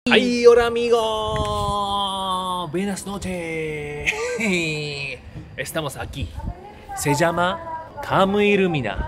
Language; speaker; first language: Spanish; non-native, learner; Japanese